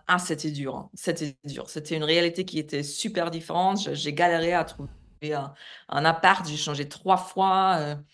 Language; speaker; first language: French; non-native, fluent; Polish